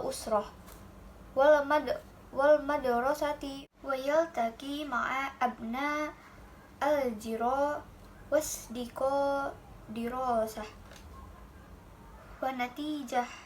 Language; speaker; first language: Arabic; non-native, learner; Indonesian